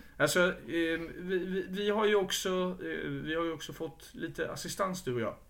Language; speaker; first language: Swedish; native; Swedish